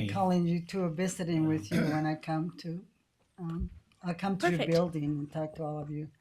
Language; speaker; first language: English; non-native, fluent; Spanish